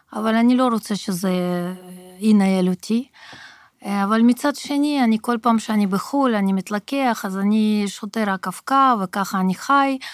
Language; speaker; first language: Hebrew; early bilingual, other home language; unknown